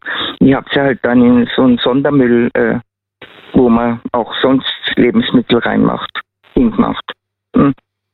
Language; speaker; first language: German; native; German